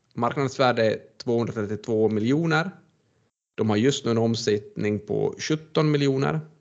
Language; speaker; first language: Swedish; native; Swedish